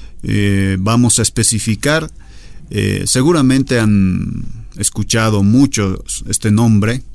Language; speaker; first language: Spanish; native; Spanish